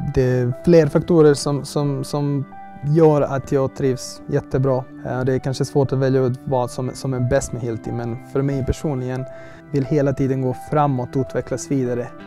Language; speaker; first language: Swedish; non-native, fluent; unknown